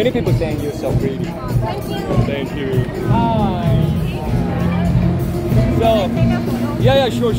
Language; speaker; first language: English; non-native, learner; Korean